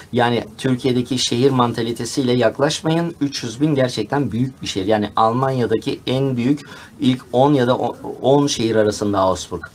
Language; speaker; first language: Turkish; native; Turkish